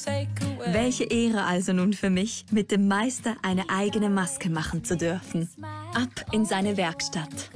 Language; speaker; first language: German; native; German